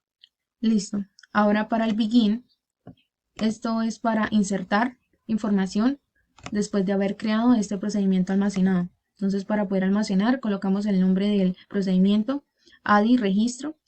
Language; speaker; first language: Spanish; native; Spanish